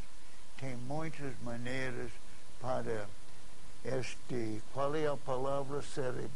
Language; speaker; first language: Portuguese; non-native, fluent; English